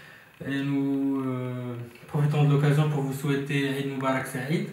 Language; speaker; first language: French; non-native, local second language; Arabic